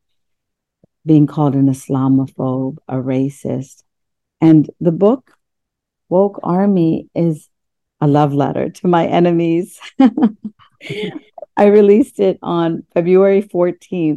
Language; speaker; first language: English; early bilingual, other home language; Urdu